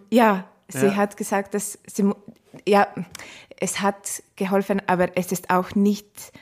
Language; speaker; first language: German; non-native, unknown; Estonian